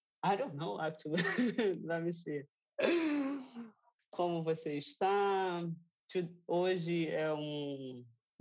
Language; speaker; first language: English; non-native, fluent; Portuguese